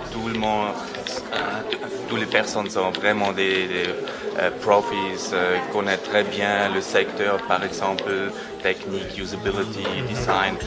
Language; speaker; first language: French; non-native, learner; German